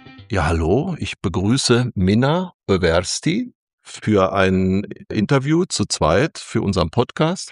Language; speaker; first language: German; native; German